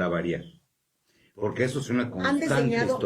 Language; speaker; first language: Spanish; native; Spanish